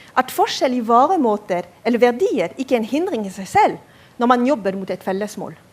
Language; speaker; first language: Norwegian; non-native, fluent; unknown